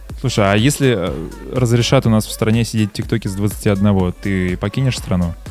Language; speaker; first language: Russian; native; Russian